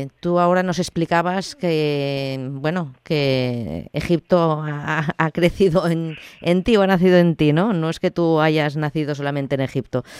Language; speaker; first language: Spanish; non-native, local second language; Catalan